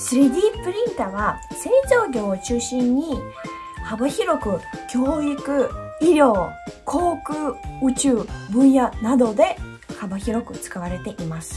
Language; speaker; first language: Japanese; non-native, fluent; Russian